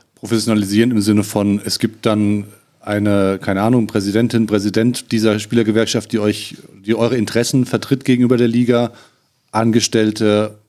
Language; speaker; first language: German; native; German